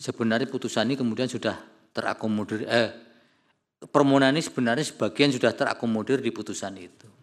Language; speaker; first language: Indonesian; native; Indonesian